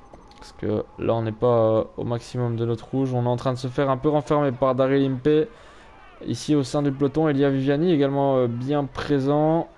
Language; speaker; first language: French; native; French